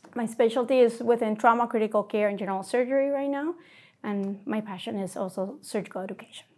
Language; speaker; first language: English; non-native, fluent; Spanish